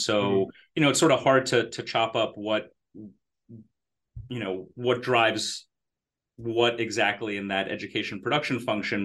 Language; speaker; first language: English; native; English